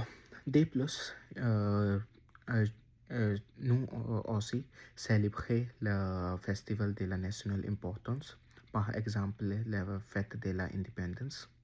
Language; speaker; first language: French; non-native, learner; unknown